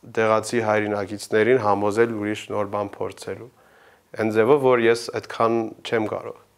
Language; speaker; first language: Armenian; early bilingual, heritage; Armenian